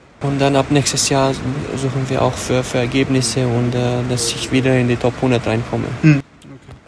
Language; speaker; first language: German; early bilingual, other home language; Romanian